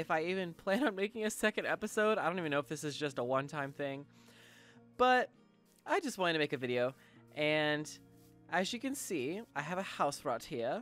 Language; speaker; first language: English; native; English